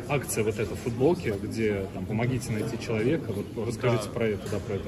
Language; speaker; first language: Russian; native; Russian